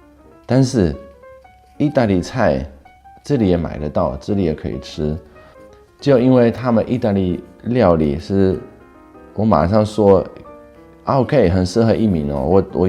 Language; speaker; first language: Chinese; non-native, fluent; Dutch